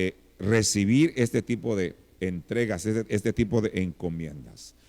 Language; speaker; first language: Spanish; native; Spanish